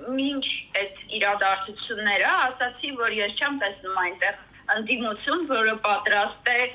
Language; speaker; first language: Armenian; native; Armenian